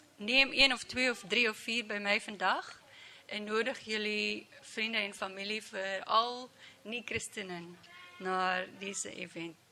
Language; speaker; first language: Dutch; non-native, learner; English